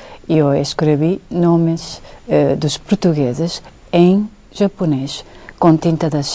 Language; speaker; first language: Portuguese; non-native, fluent; Japanese